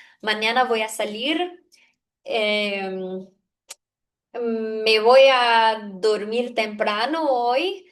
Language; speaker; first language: Spanish; non-native, fluent; Portuguese